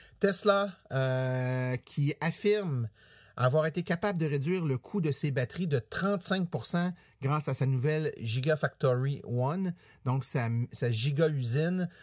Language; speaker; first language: French; native; French